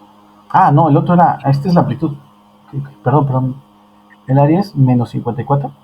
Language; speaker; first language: Spanish; native; Spanish